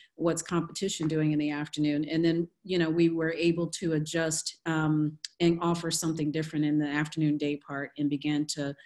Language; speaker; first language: English; native; English